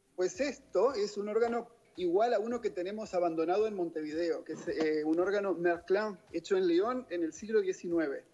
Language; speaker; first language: Spanish; native; Spanish